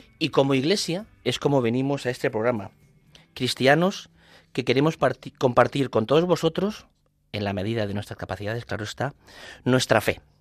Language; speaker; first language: Spanish; native; Spanish